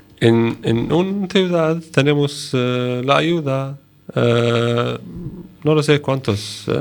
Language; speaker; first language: Spanish; non-native, learner; Arabic